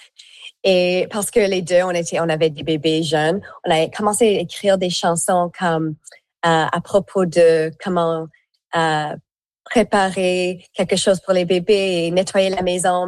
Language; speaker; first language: French; non-native, local second language; English